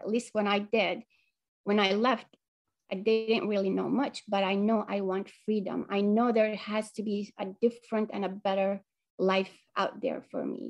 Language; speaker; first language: English; non-native, fluent; Arabic